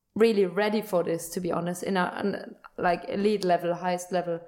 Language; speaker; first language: English; non-native, fluent; German